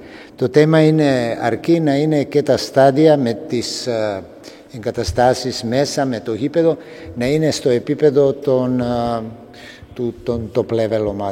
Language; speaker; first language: Greek; non-native, fluent; Serbian